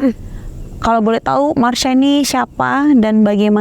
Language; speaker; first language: Indonesian; native; Indonesian